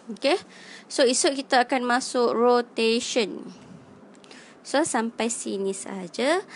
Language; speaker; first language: Malay; native; Malay